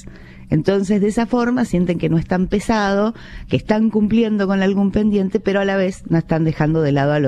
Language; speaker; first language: Spanish; native; Spanish